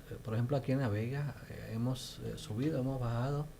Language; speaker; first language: Spanish; native; Spanish